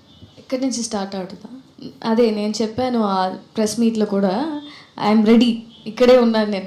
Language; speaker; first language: Telugu; non-native, fluent; Tamil